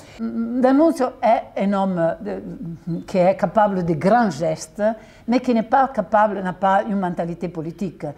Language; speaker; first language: French; non-native, fluent; Italian